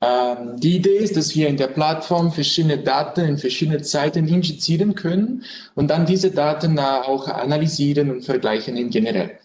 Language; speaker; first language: German; non-native, learner; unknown